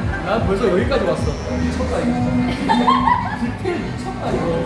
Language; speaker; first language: Korean; native; Korean